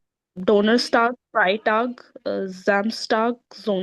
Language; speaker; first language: German; non-native, learner; Urdu